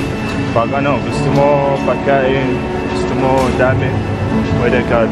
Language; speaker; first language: Filipino; non-native, learner; Arabic